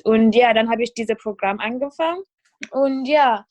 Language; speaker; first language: German; non-native, fluent; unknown